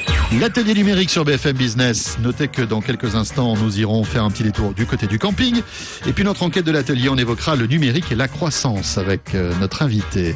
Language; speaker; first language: French; native; French